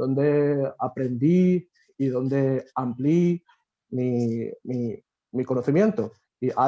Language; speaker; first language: Spanish; non-native, fluent; Bangla